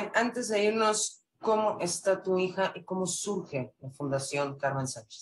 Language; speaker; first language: Spanish; native; Spanish